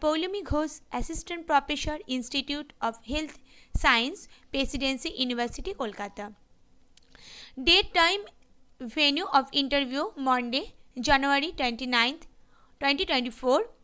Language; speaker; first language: English; non-native, local second language; Bangla